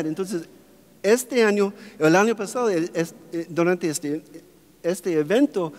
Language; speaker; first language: Spanish; non-native, fluent; English